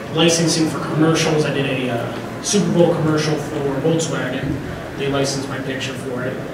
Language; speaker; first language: English; native; English